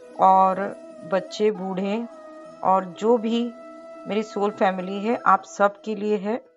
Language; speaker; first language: Hindi; non-native, local second language; Marathi